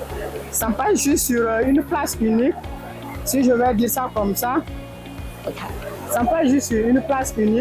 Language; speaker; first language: French; non-native, fluent; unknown